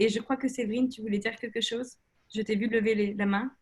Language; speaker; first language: French; native; French